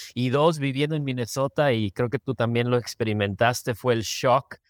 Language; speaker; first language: Spanish; native; Spanish